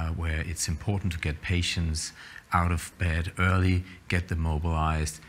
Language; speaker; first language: English; non-native, fluent; Danish